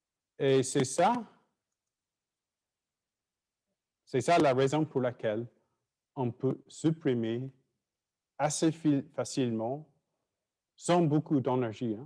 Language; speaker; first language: French; non-native, fluent; English